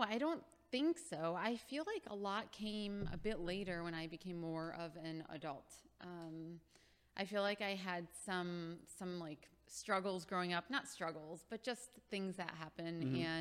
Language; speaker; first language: English; native; English